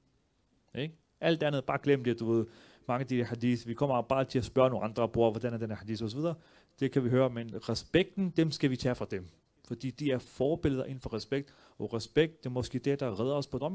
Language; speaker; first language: Danish; early bilingual, other home language; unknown